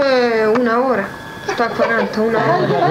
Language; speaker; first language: Italian; non-native, learner; Croatian